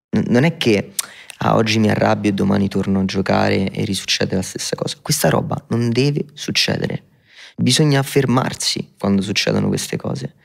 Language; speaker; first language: Italian; native; Italian